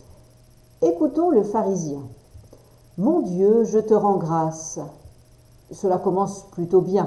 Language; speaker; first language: French; native; French